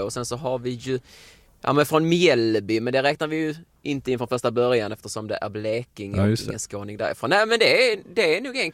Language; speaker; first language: Swedish; native; Swedish